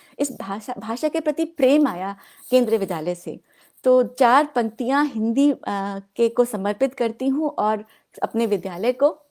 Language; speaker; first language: Hindi; non-native, local second language; Odia